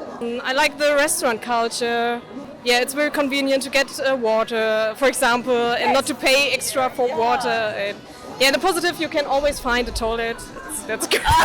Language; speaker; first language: English; non-native, fluent; German